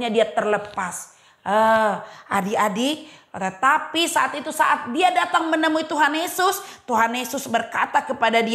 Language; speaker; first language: Indonesian; native; Indonesian